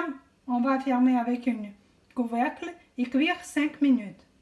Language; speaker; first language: French; non-native, fluent; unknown